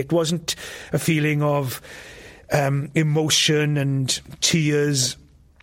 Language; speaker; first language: English; non-native, local second language; Welsh